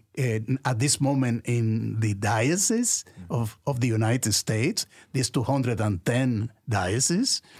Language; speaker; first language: English; non-native, fluent; Spanish